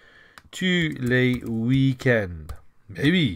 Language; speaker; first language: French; non-native, fluent; English